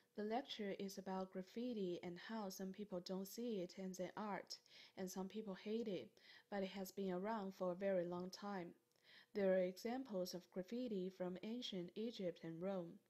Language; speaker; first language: English; non-native, fluent; Chinese